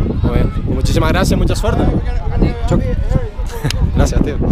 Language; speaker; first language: Spanish; native; Spanish